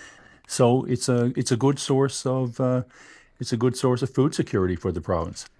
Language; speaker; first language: English; native; English